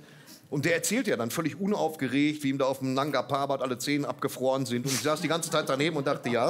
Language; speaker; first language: German; native; German